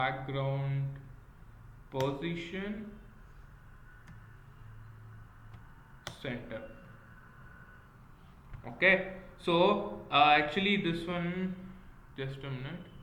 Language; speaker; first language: English; non-native, local second language; Kannada